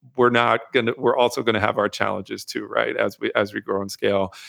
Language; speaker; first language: English; native; English